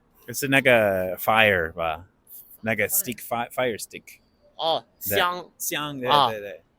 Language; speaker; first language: Chinese; non-native, learner; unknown